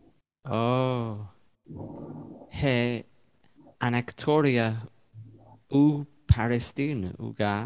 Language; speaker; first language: Greek; non-native, learner; English